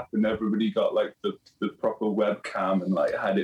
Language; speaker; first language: English; native; English